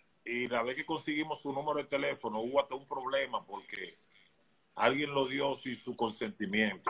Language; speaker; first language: Spanish; native; Spanish